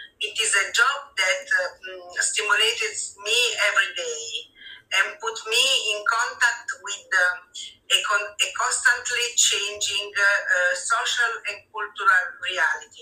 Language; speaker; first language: English; non-native, fluent; Italian